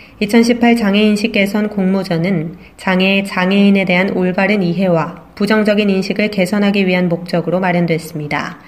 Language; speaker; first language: Korean; native; Korean